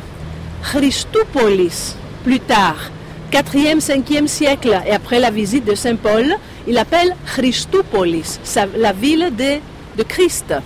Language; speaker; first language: French; non-native, fluent; Greek